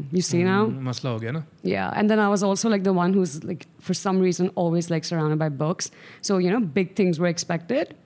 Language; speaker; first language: English; non-native, local second language; Sindhi